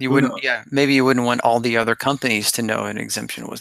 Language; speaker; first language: English; native; English